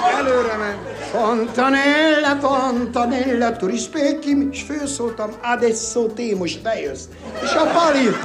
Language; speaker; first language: Hungarian; native; Hungarian